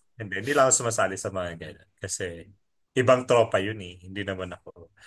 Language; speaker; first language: Filipino; native; Filipino